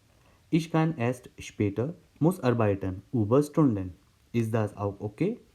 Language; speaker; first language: German; non-native, learner; Hindi